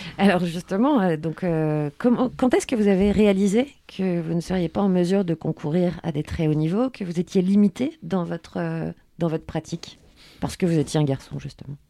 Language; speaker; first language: French; native; French